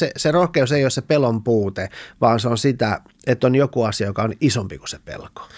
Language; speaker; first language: Finnish; early bilingual, other home language; Persian